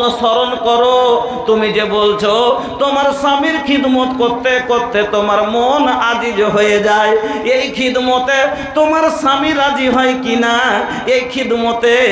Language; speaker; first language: Bangla; non-native, local second language; Bhojpuri